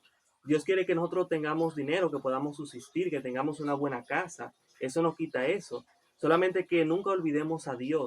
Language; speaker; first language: Spanish; native; Spanish